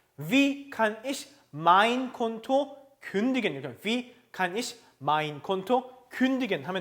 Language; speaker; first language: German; non-native, fluent; Korean